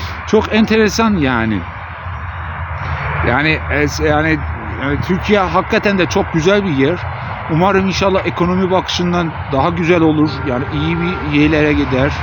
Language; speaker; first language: Turkish; non-native, fluent; Azerbaijani